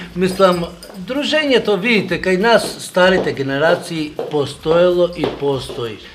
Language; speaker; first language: Macedonian; non-native, local second language; Albanian